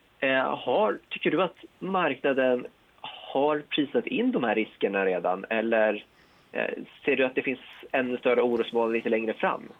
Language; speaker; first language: Swedish; native; Swedish